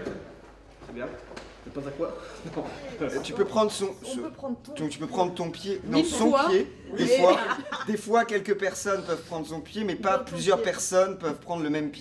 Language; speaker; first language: French; native; French